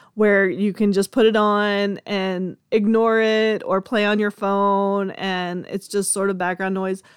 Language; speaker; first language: English; native; English